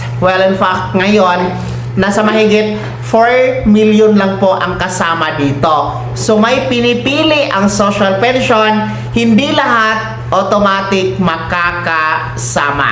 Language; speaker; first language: Filipino; native; Filipino